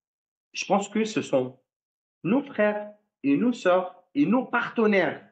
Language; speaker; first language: French; non-native, fluent; Arabic